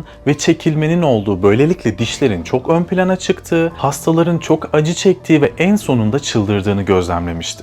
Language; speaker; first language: Turkish; native; Turkish